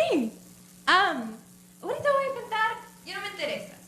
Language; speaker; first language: Spanish; early bilingual, other home language; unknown